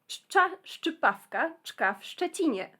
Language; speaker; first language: Polish; native; Polish